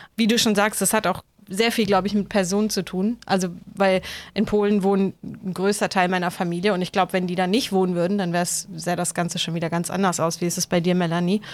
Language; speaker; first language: German; native; German